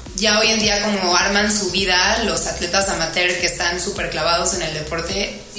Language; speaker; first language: Spanish; early bilingual, heritage; Spanish